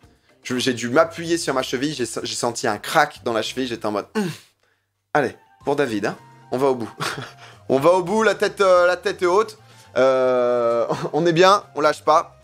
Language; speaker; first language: French; native; French